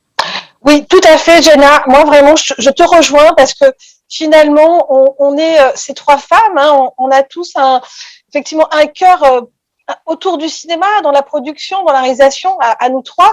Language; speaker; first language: French; native; French